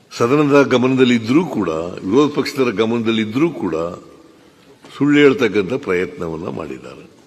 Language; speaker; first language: Kannada; native; Kannada